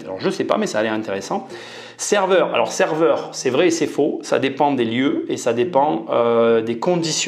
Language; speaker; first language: French; native; French